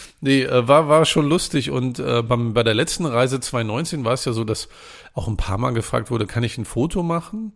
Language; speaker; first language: German; native; German